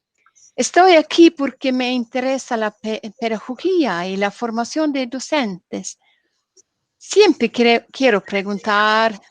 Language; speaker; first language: Spanish; non-native, learner; Norwegian